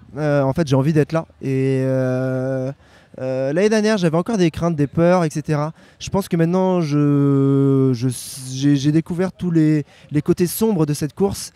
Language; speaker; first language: French; native; French